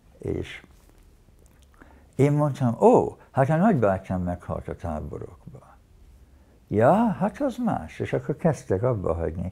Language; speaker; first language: Hungarian; early bilingual, heritage; Hungarian